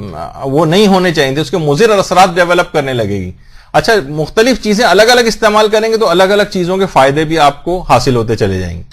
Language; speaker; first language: Urdu; native; Urdu